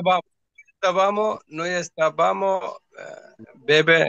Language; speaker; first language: Italian; non-native, learner; Bangla